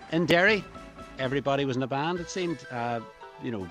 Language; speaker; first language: English; native; English